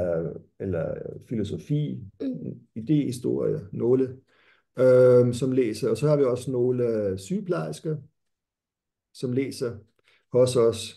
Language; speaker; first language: Danish; non-native, fluent; German